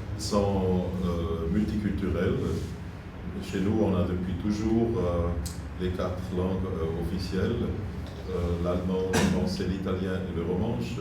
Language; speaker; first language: French; non-native, fluent; German